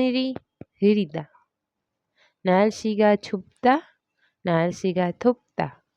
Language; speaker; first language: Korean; non-native, fluent; Hindi